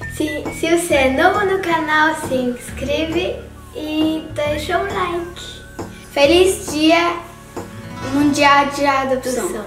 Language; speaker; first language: Portuguese; early bilingual, heritage; Portuguese